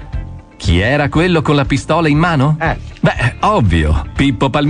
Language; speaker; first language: Italian; native; Italian